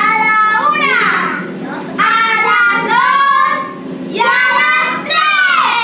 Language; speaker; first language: Spanish; native; Spanish